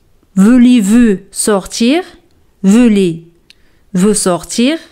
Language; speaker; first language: French; non-native, fluent; Spanish